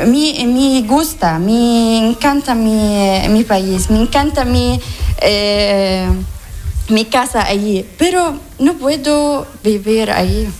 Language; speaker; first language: Spanish; non-native, learner; Arabic